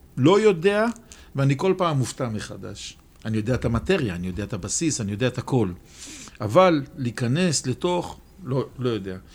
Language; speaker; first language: Hebrew; native; Hebrew